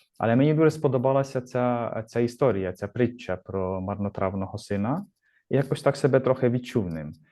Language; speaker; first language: Ukrainian; native; Ukrainian